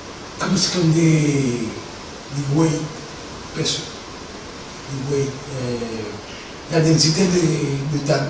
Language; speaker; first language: French; non-native, fluent; Spanish